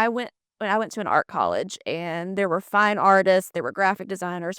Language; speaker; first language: English; native; English